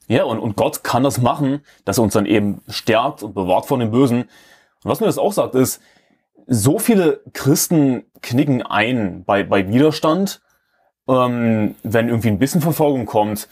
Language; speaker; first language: German; native; German